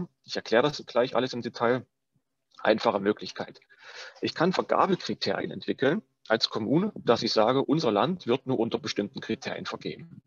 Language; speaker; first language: German; native; German